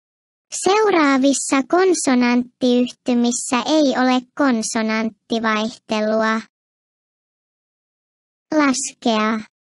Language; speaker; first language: Finnish; non-native, fluent; Turkish